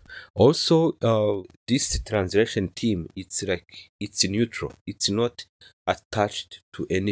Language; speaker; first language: English; non-native, local second language; Kinyarwanda